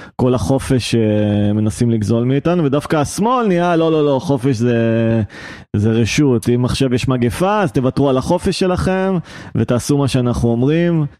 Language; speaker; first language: Hebrew; early bilingual, other home language; Arabic